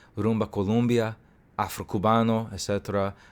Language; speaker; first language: Spanish; non-native, learner; English